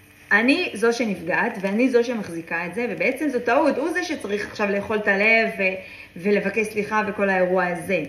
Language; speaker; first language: Hebrew; native; Hebrew